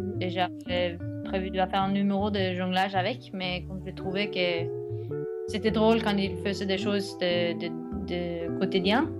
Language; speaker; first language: French; non-native, learner; Norwegian